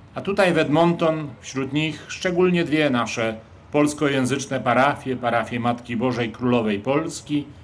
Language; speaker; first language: Polish; native; Polish